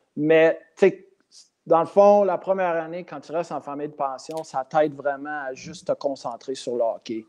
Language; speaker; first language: French; non-native, local second language; English